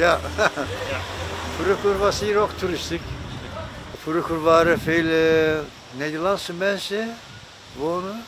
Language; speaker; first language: Dutch; non-native, learner; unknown